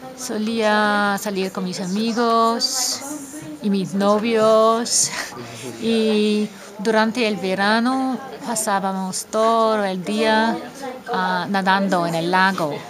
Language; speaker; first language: Spanish; non-native, fluent; English